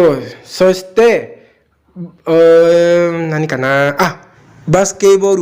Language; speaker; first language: Japanese; non-native, learner; Indonesian